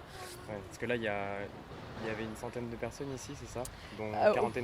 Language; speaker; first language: French; native; French